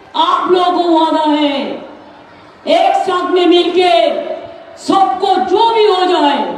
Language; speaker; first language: Hindi; non-native, local second language; Bangla